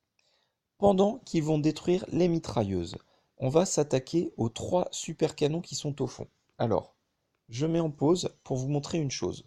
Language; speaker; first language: French; native; French